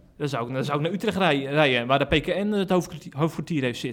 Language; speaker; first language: Dutch; native; Dutch